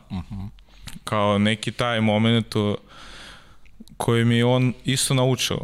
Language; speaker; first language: Serbian; non-native, learner; Russian